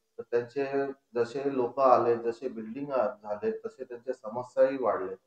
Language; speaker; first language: Marathi; non-native, local second language; Konkani